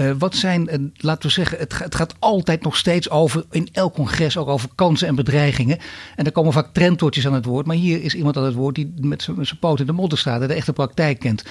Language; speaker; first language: Dutch; native; Dutch